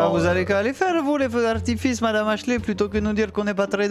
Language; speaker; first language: French; native; French